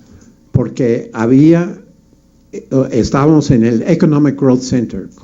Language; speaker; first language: Spanish; non-native, fluent; English